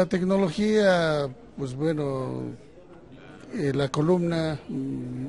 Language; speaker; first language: Spanish; native; Spanish